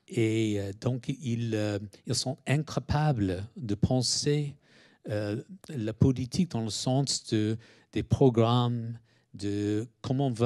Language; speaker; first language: French; non-native, fluent; English